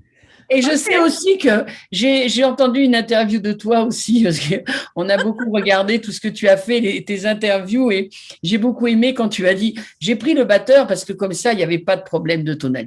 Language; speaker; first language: French; native; French